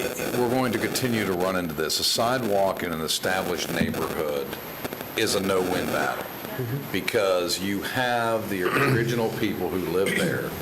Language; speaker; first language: English; native; English